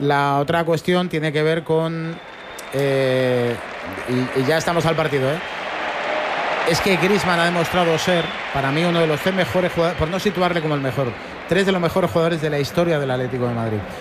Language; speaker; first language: Spanish; native; Spanish